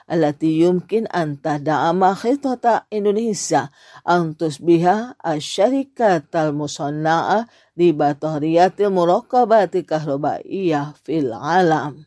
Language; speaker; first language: Arabic; non-native, fluent; Indonesian